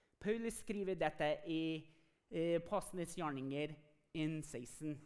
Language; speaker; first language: Norwegian; non-native, fluent; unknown